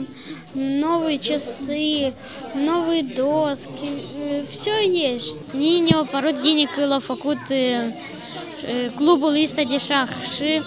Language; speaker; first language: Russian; non-native, local second language; Romanian